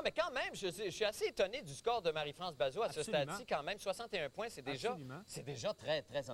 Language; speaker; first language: French; native; French